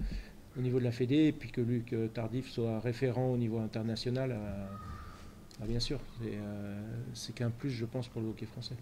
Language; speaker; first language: French; native; French